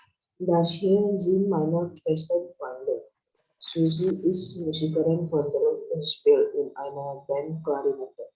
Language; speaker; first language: German; non-native, learner; Indonesian